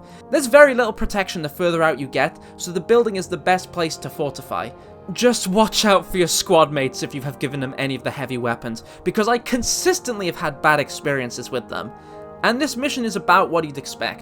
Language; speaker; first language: English; native; English